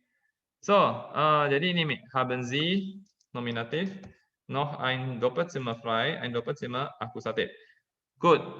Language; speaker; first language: German; non-native, fluent; Indonesian